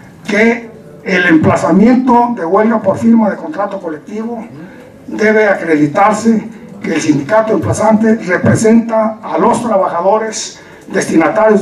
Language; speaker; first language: Spanish; native; Spanish